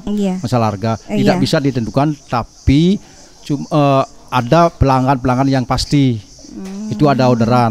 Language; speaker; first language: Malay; non-native, local second language; Balinese